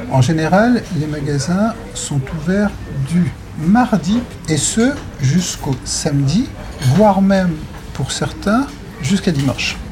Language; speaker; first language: French; native; French